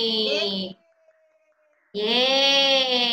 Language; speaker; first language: English; non-native, learner; Indonesian